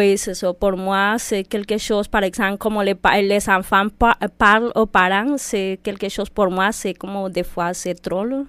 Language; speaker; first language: French; non-native, fluent; Spanish